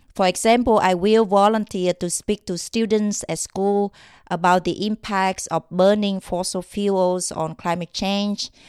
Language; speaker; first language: English; non-native, fluent; Vietnamese